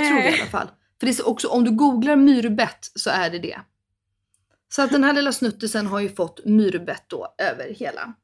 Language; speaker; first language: Swedish; native; Swedish